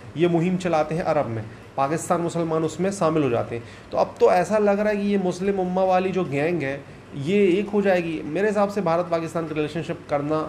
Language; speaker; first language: Hindi; native; Hindi